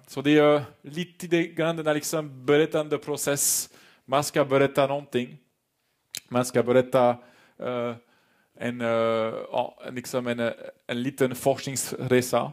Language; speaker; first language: Swedish; non-native, fluent; French